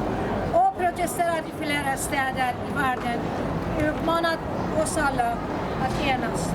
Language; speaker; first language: Swedish; non-native, fluent; Persian